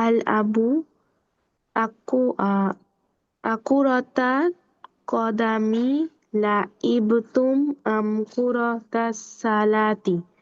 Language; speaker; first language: Arabic; non-native, learner; Bangla